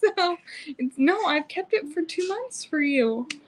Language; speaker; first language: English; native; English